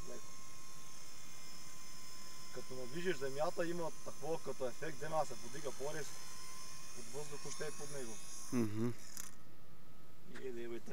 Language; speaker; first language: Bulgarian; native; Bulgarian